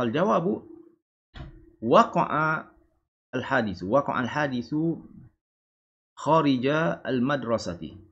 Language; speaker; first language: Arabic; non-native, fluent; Malay